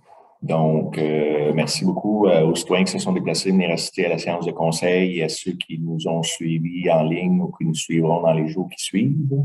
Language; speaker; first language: French; native; French